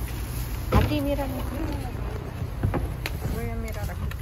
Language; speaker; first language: Spanish; non-native, learner; Filipino